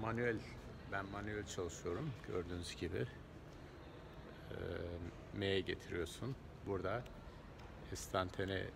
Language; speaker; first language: Turkish; native; Turkish